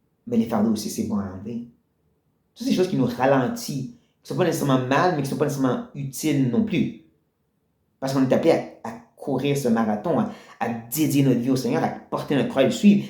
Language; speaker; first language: French; native; French